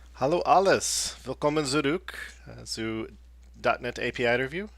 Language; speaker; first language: German; non-native, learner; English